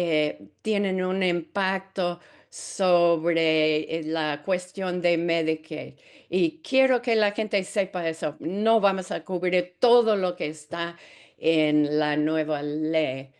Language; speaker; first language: Spanish; non-native, fluent; English